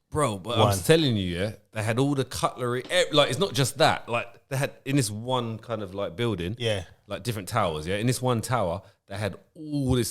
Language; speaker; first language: English; native; English